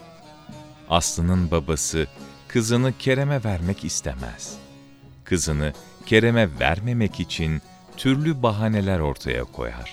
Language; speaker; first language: Turkish; native; Turkish